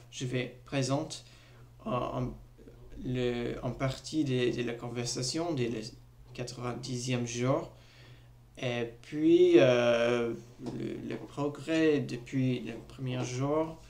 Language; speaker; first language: French; non-native, learner; English